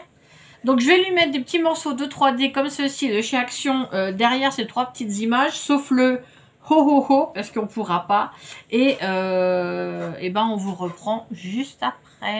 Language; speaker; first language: French; native; French